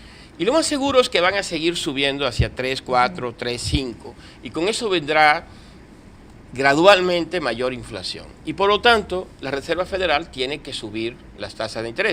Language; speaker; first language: Spanish; native; Spanish